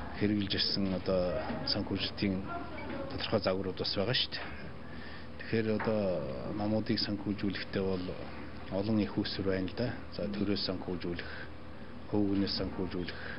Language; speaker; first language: Mongolian; non-native, local second language; Kazakh